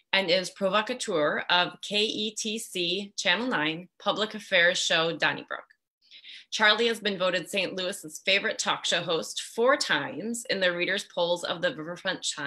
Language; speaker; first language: English; native; English